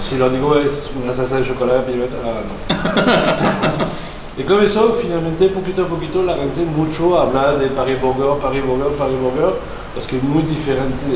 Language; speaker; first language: Spanish; non-native, learner; French